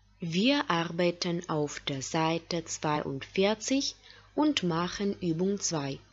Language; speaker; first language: German; non-native, fluent; Russian